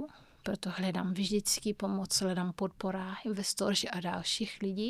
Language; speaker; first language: Czech; non-native, fluent; Kabuverdianu